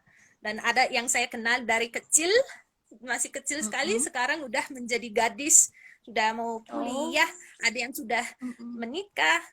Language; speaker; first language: Indonesian; non-native, fluent; English